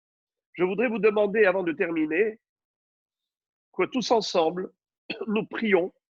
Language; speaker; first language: French; native; French